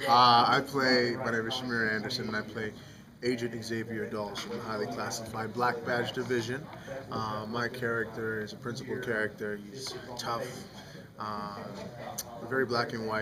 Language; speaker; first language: English; native; English